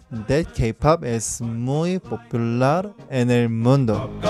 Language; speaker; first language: Spanish; non-native, learner; Korean